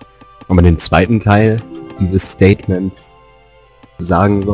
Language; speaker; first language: German; native; German